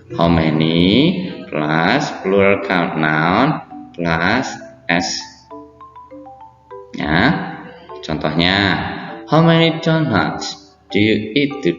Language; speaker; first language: English; non-native, fluent; Indonesian